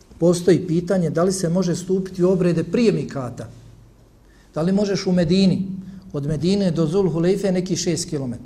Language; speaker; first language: Bosnian; native; Bosnian